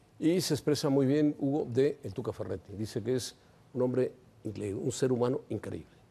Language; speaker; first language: Spanish; native; Spanish